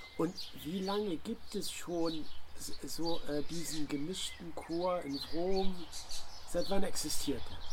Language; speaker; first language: German; native; German